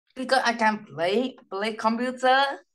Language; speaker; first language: English; non-native, learner; Vietnamese